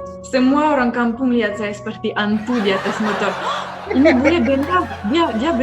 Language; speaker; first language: Indonesian; non-native, fluent; French